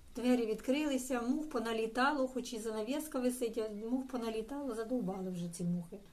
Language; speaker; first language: Ukrainian; non-native, local second language; Russian